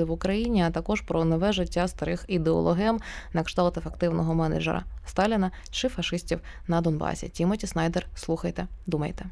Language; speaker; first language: Ukrainian; native; Ukrainian